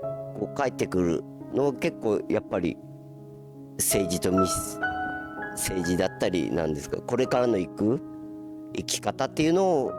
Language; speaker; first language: Japanese; native; Japanese